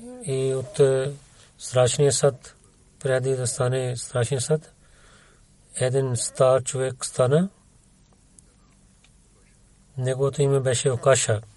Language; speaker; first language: Bulgarian; non-native, learner; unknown